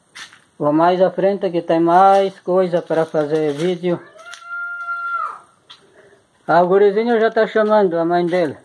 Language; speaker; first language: Portuguese; native; Portuguese